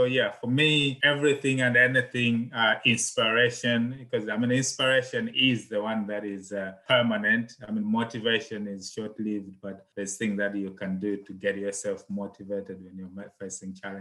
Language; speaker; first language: English; non-native, local second language; Nyanja